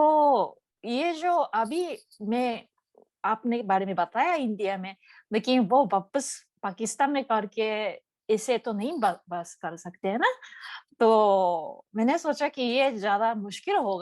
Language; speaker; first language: Hindi; non-native, learner; Japanese